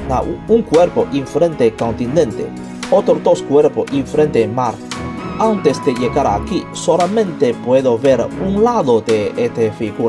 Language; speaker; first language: Spanish; non-native, learner; Chinese